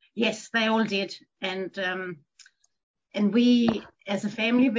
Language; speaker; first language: English; non-native, fluent; Danish